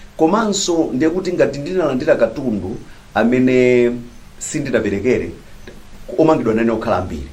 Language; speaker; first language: Nyanja; native; Nyanja